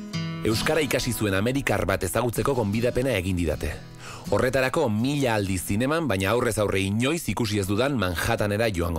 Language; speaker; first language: Basque; native; Basque